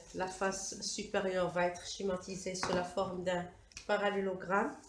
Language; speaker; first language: French; non-native, local second language; Arabic